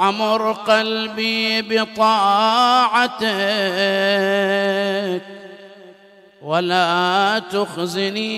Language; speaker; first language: Arabic; native; Arabic